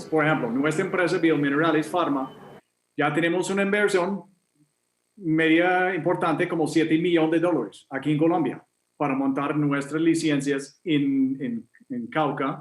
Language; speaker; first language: Spanish; non-native, fluent; English